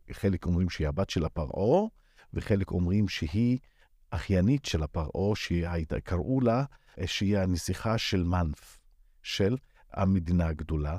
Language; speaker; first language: Hebrew; non-native, local second language; Arabic